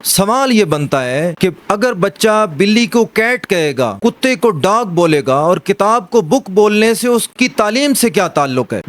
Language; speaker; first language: Urdu; non-native, local second language; Punjabi